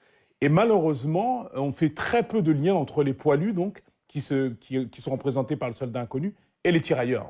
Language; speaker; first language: French; native; French